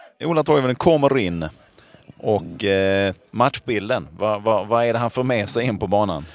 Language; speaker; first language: Swedish; native; Swedish